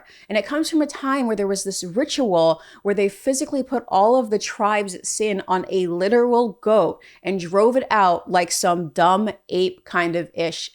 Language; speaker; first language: English; native; English